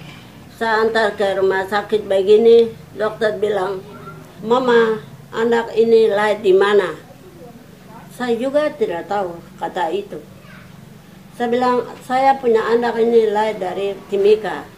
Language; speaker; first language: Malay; non-native, local second language; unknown